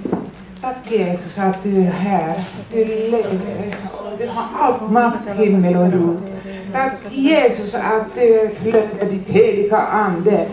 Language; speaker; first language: Swedish; non-native, learner; Finnish